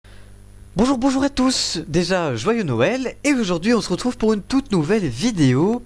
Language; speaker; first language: French; native; French